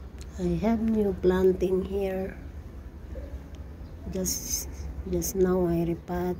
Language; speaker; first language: English; non-native, learner; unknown